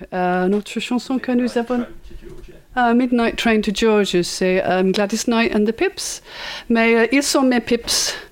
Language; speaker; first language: French; non-native, learner; English